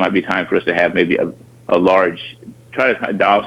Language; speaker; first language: English; native; English